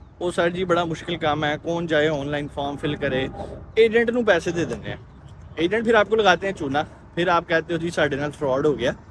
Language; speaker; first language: Urdu; native; Urdu